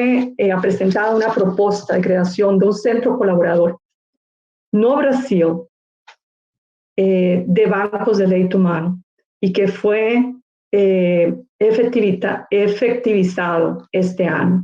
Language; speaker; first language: Portuguese; non-native, learner; Spanish